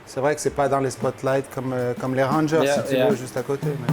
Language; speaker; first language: French; native; French